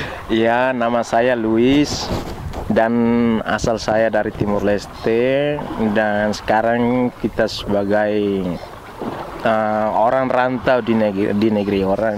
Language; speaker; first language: Indonesian; non-native, local second language; Tetum